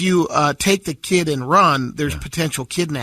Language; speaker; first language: English; native; English